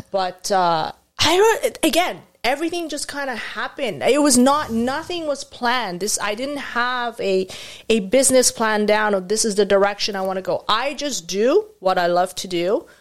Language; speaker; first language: English; non-native, fluent; Arabic